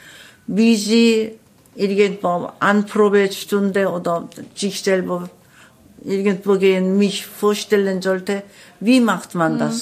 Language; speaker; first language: German; non-native, learner; Korean